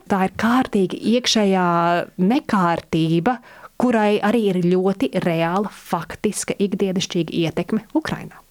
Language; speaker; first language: Latvian; early bilingual, heritage; Latvian